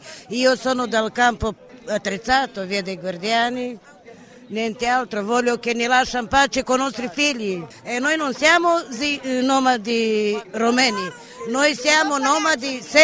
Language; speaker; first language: Italian; non-native, fluent; Romany